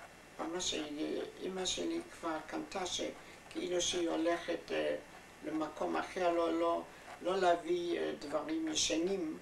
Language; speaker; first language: Hebrew; non-native, fluent; German